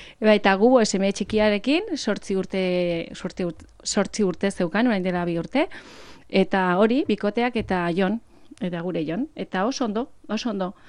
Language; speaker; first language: Basque; non-native, local second language; Spanish